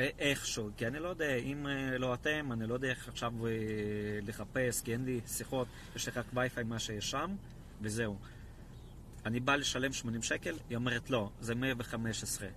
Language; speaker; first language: Hebrew; non-native, fluent; Russian